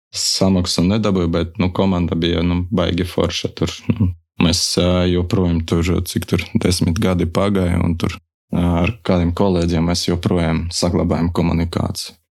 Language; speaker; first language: Latvian; non-native, local second language; Russian